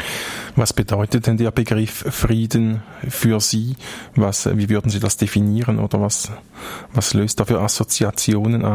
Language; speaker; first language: German; native; German